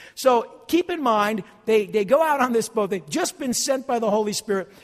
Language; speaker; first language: English; early bilingual, other home language; Italian